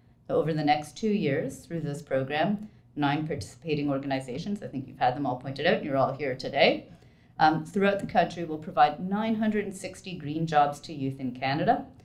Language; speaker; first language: English; native; English